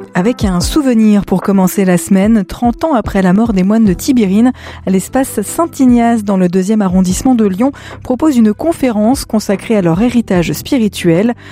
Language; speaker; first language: French; native; French